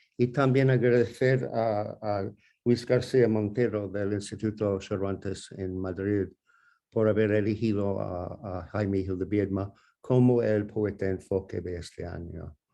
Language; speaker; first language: Spanish; non-native, fluent; English